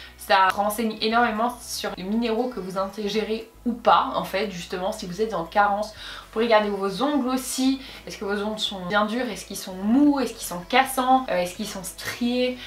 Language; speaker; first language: French; native; French